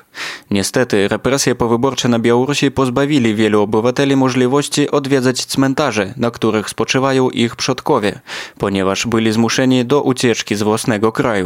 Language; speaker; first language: Polish; native; Polish